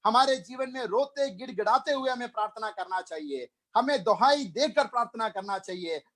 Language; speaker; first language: Hindi; non-native, local second language; Malayalam